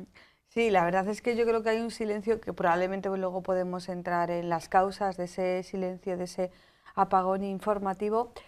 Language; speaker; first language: Spanish; native; Spanish